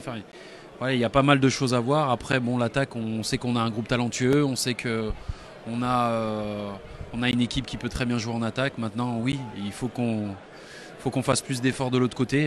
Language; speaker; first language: French; native; French